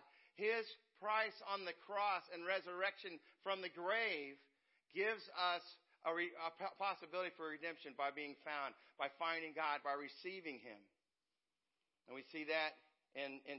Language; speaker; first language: English; native; English